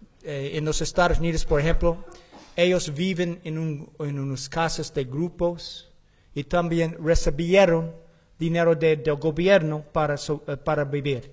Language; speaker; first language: Spanish; non-native, learner; English